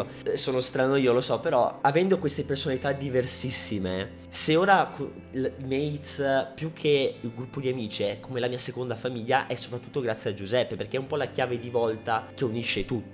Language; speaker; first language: Italian; native; Italian